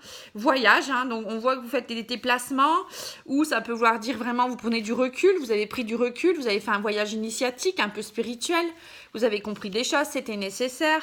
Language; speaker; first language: French; native; French